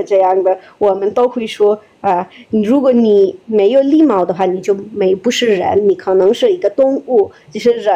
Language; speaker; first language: Chinese; non-native, fluent; Nepali